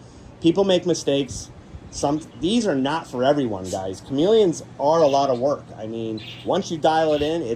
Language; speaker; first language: English; native; English